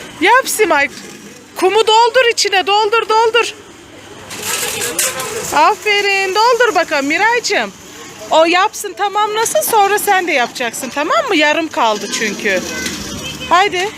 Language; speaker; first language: Turkish; native; Turkish